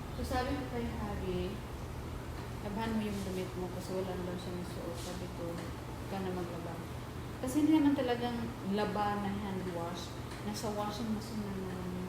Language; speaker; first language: Filipino; non-native, local second language; Cebuano